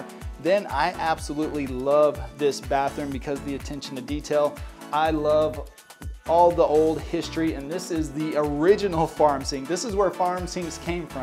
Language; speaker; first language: English; native; English